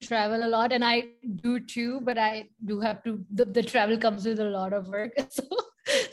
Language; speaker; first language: English; non-native, local second language; Hindi